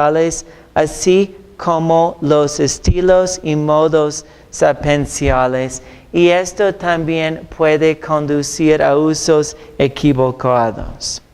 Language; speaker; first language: Spanish; non-native, fluent; English